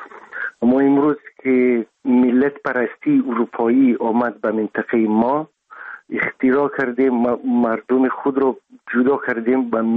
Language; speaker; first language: Persian; non-native, local second language; Russian